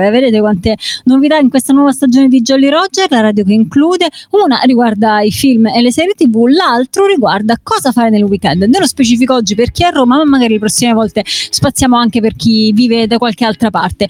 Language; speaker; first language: Italian; native; Italian